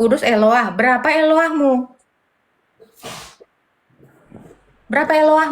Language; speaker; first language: Indonesian; native; Indonesian